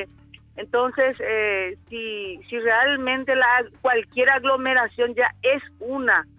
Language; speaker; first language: Spanish; native; Spanish